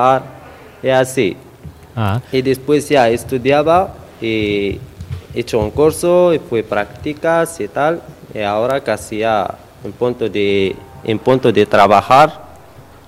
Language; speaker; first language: Spanish; non-native, learner; Arabic